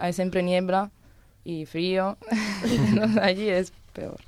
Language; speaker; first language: Spanish; non-native, learner; Italian